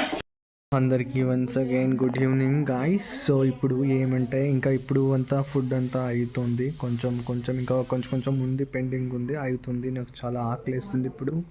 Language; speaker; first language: Telugu; non-native, local second language; Kannada